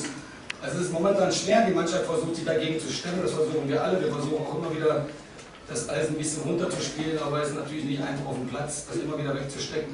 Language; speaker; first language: German; native; German